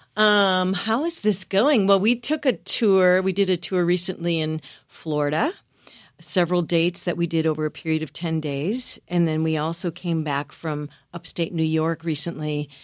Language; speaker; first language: English; native; English